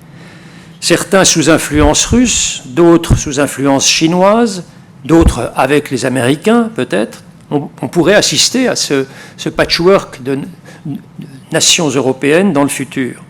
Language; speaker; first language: French; native; French